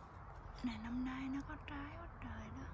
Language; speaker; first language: Vietnamese; native; Vietnamese